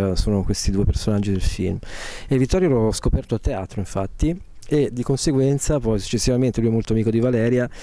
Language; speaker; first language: Italian; native; Italian